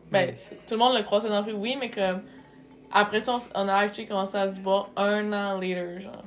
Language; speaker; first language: French; native; French